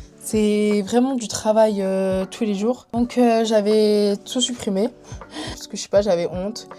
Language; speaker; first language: French; early bilingual, other home language; Spanish